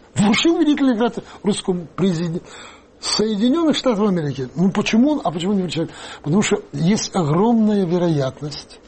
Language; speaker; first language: Russian; non-native, local second language; Ukrainian